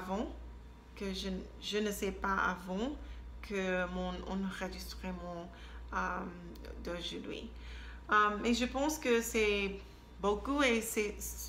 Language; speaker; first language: French; non-native, learner; English